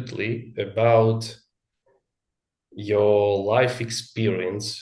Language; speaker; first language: English; non-native, learner; Russian